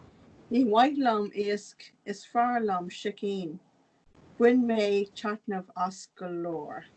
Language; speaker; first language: Irish; non-native, local second language; English